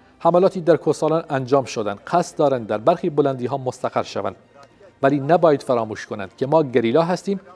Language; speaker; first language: Persian; non-native, local second language; Central Kurdish